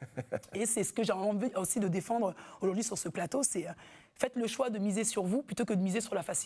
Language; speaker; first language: French; native; French